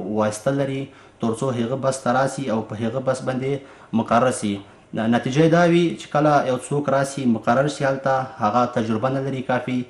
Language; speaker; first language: Pashto; native; Pashto